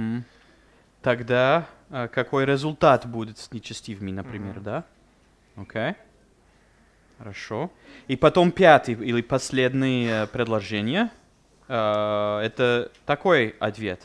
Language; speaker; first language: Russian; non-native, fluent; English